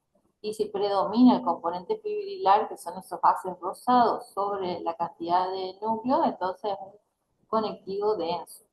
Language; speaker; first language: Spanish; native; Spanish